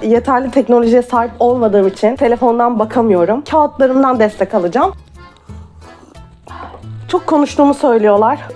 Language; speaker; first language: Turkish; native; Turkish